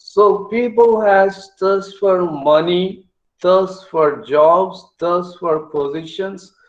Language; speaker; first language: English; non-native, local second language; Telugu